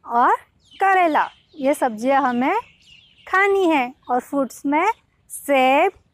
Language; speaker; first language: Hindi; non-native, local second language; Gujarati